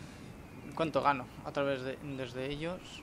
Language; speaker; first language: Spanish; native; Spanish